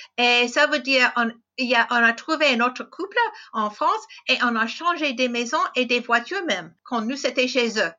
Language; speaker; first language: French; non-native, fluent; English